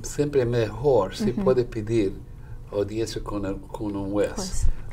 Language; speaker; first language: Spanish; non-native, fluent; Portuguese